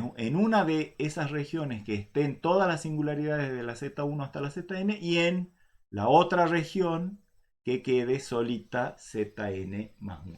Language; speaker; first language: Spanish; native; Spanish